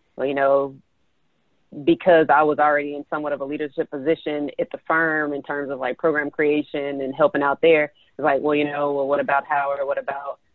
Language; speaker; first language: English; native; English